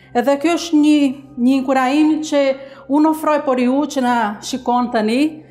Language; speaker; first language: Albanian; non-native, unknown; Portuguese